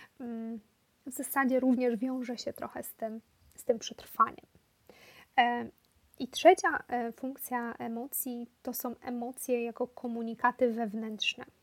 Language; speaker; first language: Polish; native; Polish